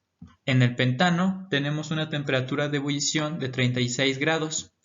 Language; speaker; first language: Spanish; native; Spanish